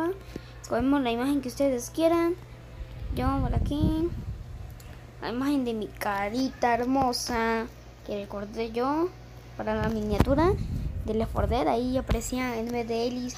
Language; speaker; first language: Spanish; native; Spanish